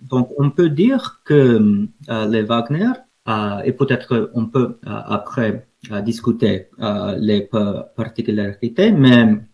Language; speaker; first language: French; non-native, fluent; English